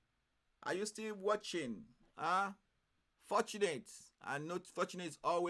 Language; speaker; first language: English; non-native, fluent; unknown